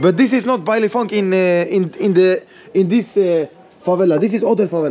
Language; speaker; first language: English; non-native, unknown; Swedish